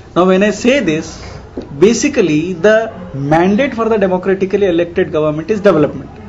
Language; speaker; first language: English; non-native, local second language; Kannada